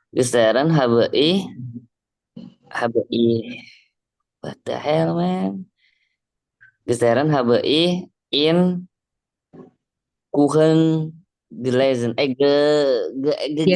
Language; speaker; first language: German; non-native, learner; Indonesian